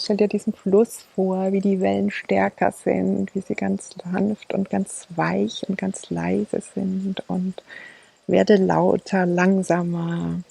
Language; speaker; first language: German; native; German